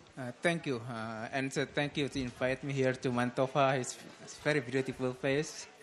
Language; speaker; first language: English; non-native, learner; Indonesian